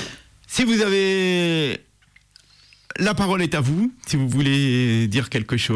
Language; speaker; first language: French; native; French